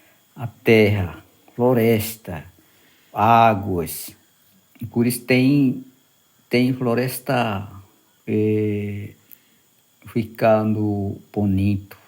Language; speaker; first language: Portuguese; non-native, local second language; Yanomámi